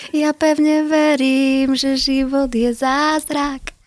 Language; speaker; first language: Slovak; native; Slovak